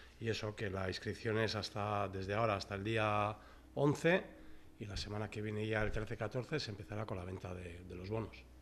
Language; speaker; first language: Spanish; native; Spanish